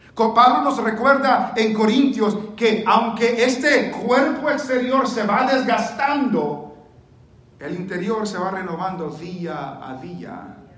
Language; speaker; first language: Spanish; early bilingual, heritage; Spanish